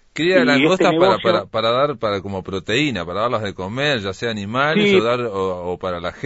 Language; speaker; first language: Spanish; native; Spanish